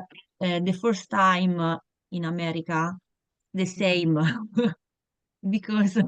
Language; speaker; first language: English; non-native, learner; Italian